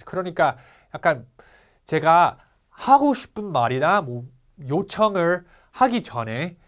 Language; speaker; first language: Korean; non-native, fluent; English